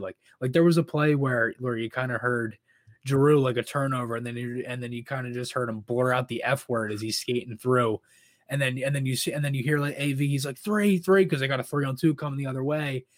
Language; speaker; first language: English; native; English